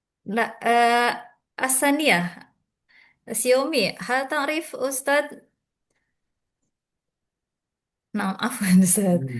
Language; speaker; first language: Arabic; non-native, learner; Indonesian